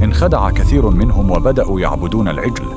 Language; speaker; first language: Arabic; native; Arabic